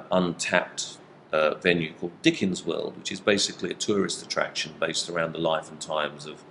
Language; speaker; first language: English; native; English